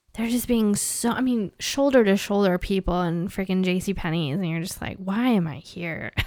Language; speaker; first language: English; native; English